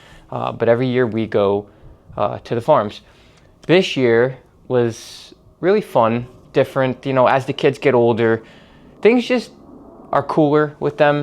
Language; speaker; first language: English; native; English